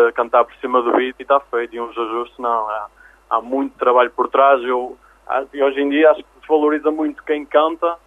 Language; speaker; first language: Portuguese; early bilingual, other home language; French